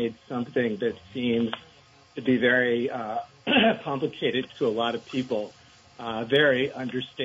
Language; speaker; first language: English; native; English